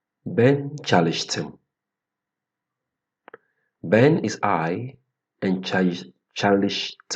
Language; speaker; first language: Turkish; non-native, fluent; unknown